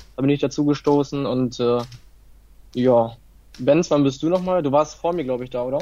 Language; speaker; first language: German; early bilingual, other home language; Italian